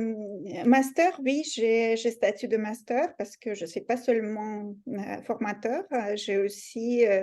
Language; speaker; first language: French; non-native, fluent; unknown